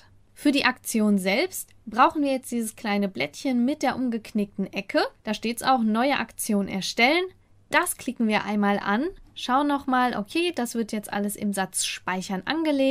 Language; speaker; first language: German; native; German